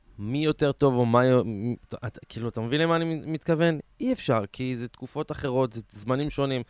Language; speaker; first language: Hebrew; native; Hebrew